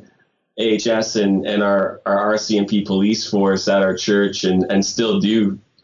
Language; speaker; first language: English; native; English